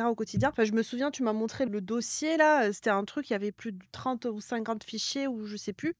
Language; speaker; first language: French; native; French